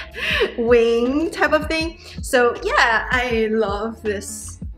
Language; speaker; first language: English; non-native, fluent; Chinese